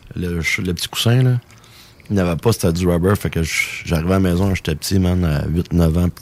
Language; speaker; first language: French; native; French